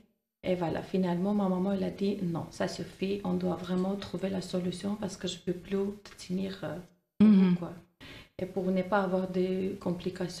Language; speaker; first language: French; non-native, fluent; Armenian